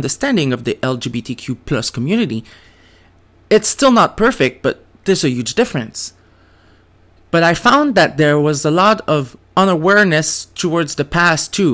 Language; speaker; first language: English; non-native, fluent; French